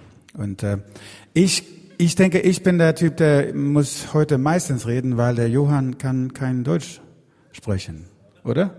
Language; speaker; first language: German; non-native, learner; Swedish